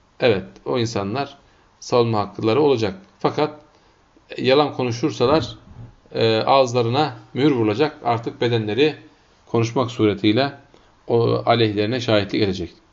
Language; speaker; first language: Turkish; non-native, fluent; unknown